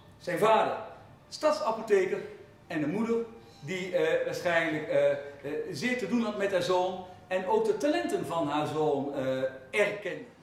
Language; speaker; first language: Dutch; native; Dutch